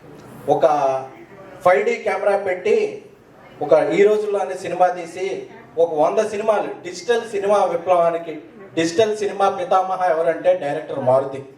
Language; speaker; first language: Telugu; native; Telugu